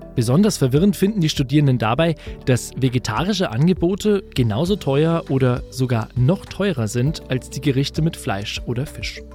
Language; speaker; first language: German; native; German